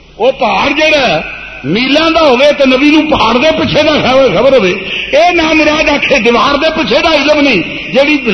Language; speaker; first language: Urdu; non-native, local second language; Punjabi